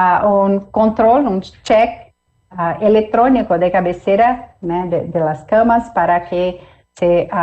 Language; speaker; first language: Spanish; non-native, fluent; Portuguese